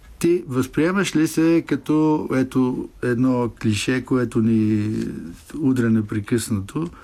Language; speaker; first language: Bulgarian; native; Bulgarian